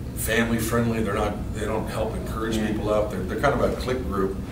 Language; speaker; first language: English; native; English